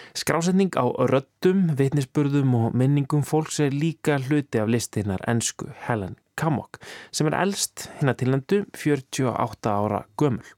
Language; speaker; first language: Icelandic; native; Icelandic